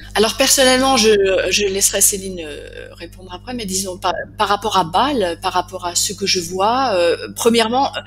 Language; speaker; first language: French; native; French